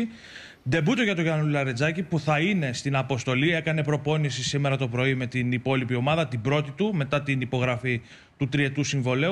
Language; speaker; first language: Greek; native; Greek